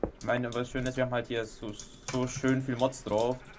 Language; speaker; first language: German; native; German